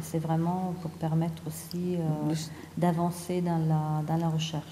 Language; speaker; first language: French; non-native, fluent; Italian